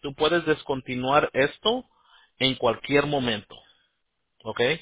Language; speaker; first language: Spanish; native; Spanish